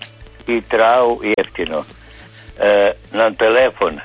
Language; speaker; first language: Croatian; native; Croatian